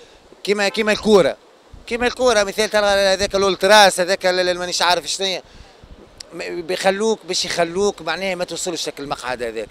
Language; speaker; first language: Arabic; native; Arabic